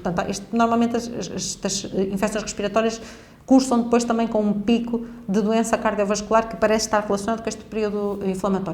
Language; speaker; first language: Portuguese; native; Portuguese